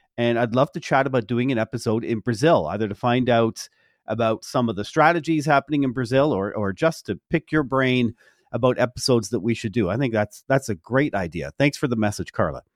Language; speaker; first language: English; native; English